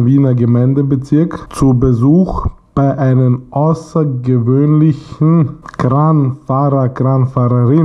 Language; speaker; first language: German; native; German